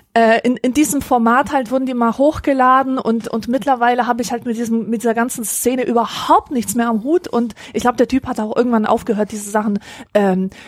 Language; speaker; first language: German; native; German